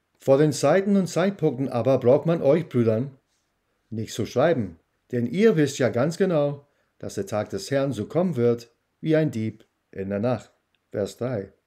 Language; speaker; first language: German; non-native, fluent; English